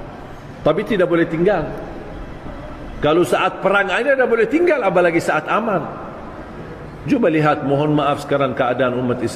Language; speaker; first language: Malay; non-native, fluent; Arabic